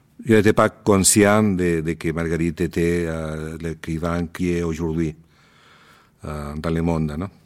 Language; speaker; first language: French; non-native, learner; Spanish